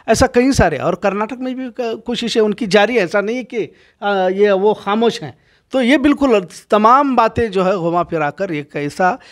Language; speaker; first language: Hindi; non-native, local second language; Urdu